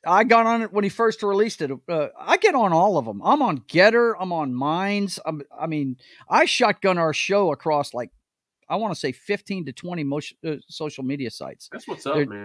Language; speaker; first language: English; native; English